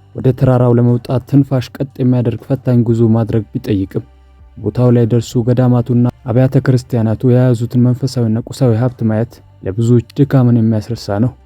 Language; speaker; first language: Amharic; native; Amharic